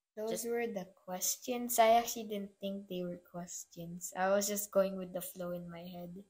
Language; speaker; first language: English; non-native, local second language; Filipino